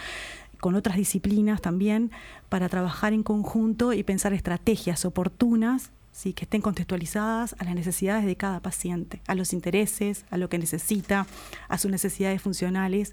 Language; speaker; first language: Spanish; native; Spanish